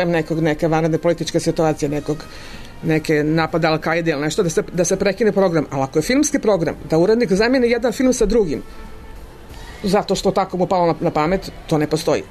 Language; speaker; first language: Serbian; native; Serbian